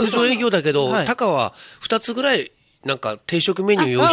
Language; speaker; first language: Japanese; native; Japanese